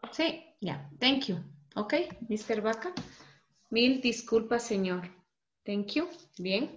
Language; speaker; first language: Spanish; native; Spanish